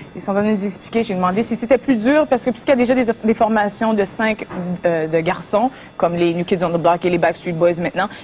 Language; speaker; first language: French; native; French